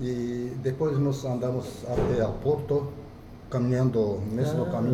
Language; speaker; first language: Portuguese; non-native, fluent; Japanese